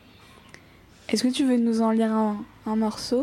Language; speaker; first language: French; native; French